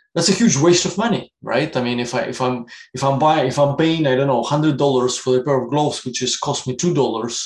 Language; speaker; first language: English; non-native, fluent; Russian